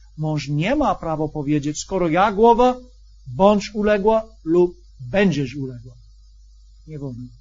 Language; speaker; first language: Polish; non-native, fluent; English